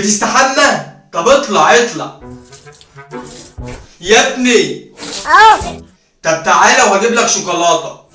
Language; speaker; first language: Arabic; native; Arabic